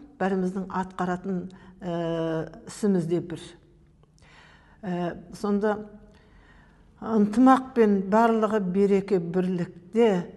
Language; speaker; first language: Kazakh; native; Kazakh